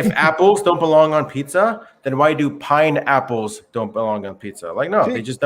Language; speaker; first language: English; native; English